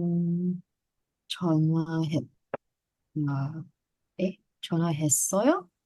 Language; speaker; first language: Korean; non-native, learner; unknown